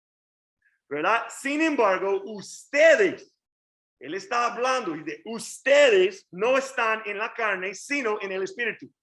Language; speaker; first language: Spanish; non-native, learner; English